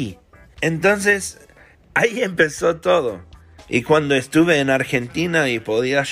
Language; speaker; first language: Spanish; non-native, fluent; English